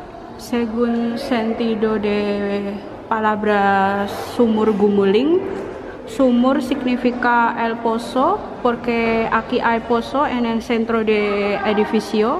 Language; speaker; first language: Spanish; non-native, learner; Indonesian